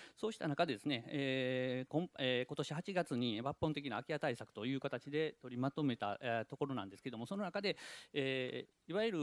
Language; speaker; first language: Japanese; native; Japanese